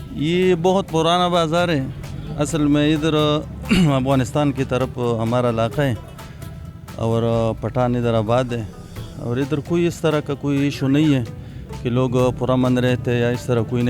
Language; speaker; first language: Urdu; non-native, local second language; Pashto